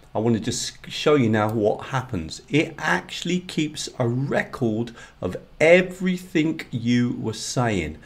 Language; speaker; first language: English; native; English